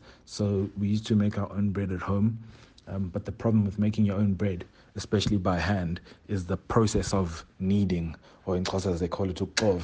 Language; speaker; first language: English; non-native, local second language; Xhosa